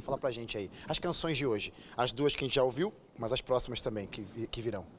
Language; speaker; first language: Portuguese; native; Portuguese